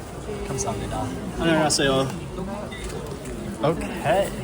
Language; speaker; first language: Korean; non-native, learner; English